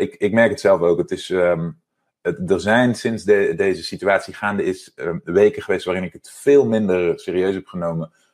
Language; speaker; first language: Dutch; native; Dutch